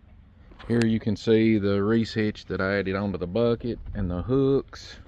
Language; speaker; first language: English; native; English